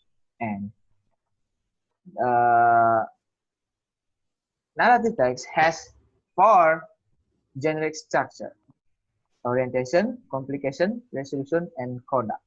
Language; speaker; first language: English; non-native, learner; Indonesian